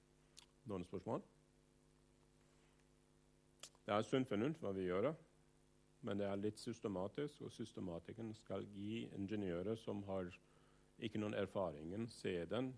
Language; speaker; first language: Norwegian; non-native, fluent; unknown